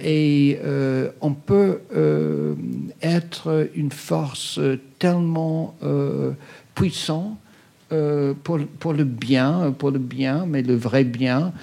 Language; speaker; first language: French; non-native, fluent; English